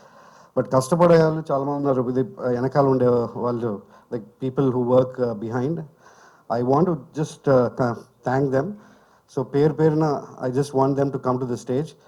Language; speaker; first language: Telugu; native; Telugu